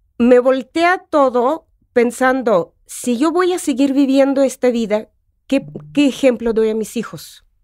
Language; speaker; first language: Spanish; non-native, fluent; Russian